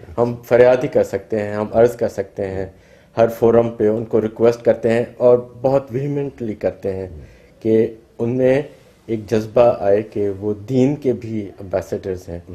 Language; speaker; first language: Urdu; non-native, local second language; Baluchi